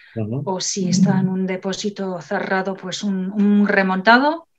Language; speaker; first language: Spanish; non-native, fluent; English